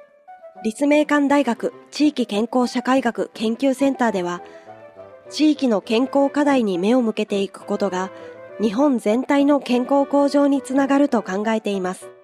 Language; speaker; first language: Japanese; native; Japanese